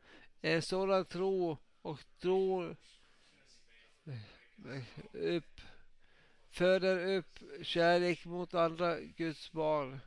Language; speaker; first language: Swedish; non-native, local second language; Finnish